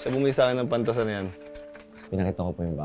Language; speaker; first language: Filipino; native; Filipino